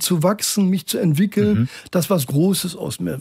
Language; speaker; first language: German; native; German